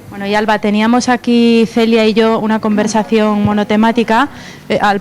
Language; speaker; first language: Spanish; native; Spanish